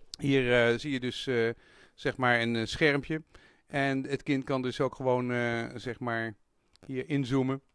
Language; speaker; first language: Dutch; native; Dutch